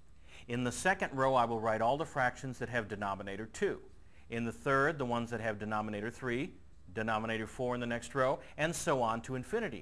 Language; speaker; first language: English; native; English